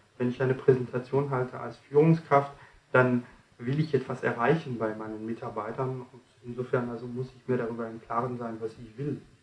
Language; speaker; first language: German; non-native, fluent; French